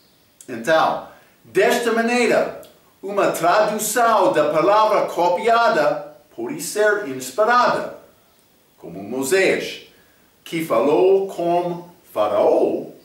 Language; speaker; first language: Portuguese; non-native, fluent; English